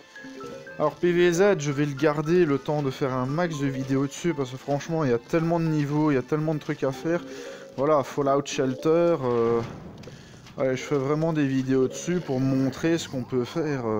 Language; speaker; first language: French; native; French